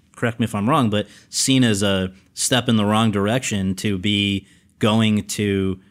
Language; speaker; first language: English; native; English